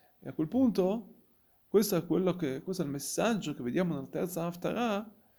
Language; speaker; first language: Italian; non-native, fluent; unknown